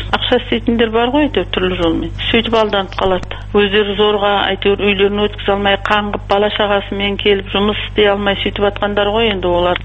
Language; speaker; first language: Kazakh; early bilingual, heritage; Kazakh